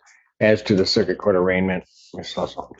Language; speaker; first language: English; native; English